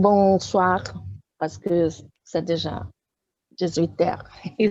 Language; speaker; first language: French; non-native, fluent; Portuguese